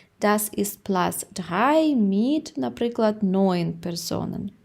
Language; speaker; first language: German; non-native, fluent; Ukrainian